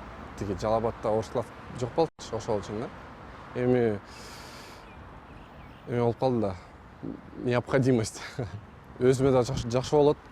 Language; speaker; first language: Kyrgyz; non-native, local second language; Russian